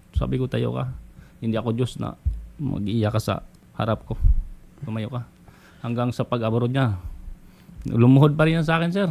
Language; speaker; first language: Filipino; non-native, local second language; Cebuano